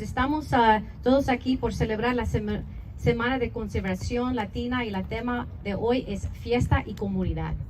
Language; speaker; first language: Spanish; early bilingual, other home language; English